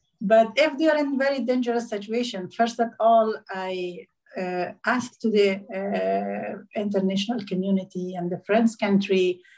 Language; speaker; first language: English; non-native, learner; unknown